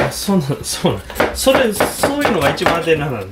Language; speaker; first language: Japanese; native; Japanese